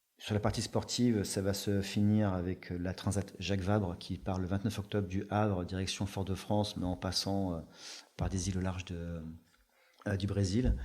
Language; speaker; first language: French; native; French